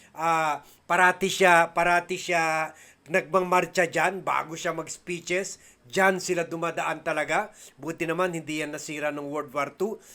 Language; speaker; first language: Filipino; native; Filipino